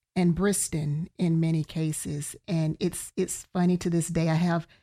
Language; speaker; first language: English; native; English